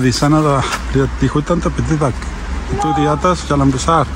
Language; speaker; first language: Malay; non-native, learner; Spanish